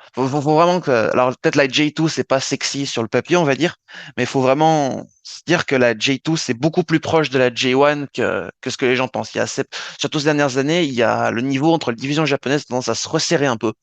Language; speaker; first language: French; native; French